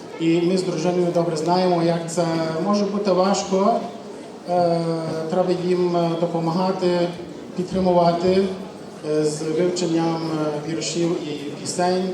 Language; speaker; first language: Ukrainian; early bilingual, heritage; Ukrainian